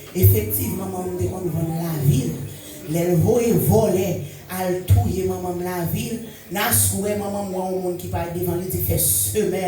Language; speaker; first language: French; non-native, local second language; Haitian Creole